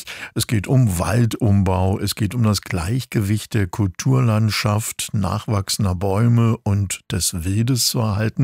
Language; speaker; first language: German; native; German